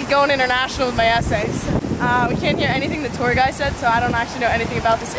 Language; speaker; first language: English; native; English